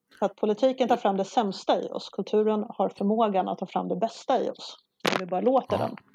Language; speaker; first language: Swedish; non-native, local second language; Polish